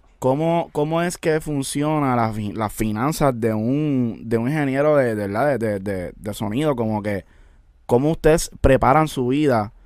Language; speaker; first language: Spanish; native; Spanish